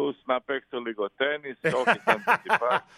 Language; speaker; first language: Greek; non-native, learner; Croatian